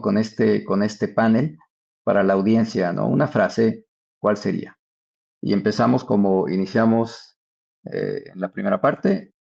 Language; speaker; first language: Spanish; native; Spanish